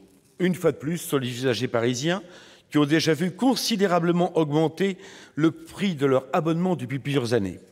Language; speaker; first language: French; native; French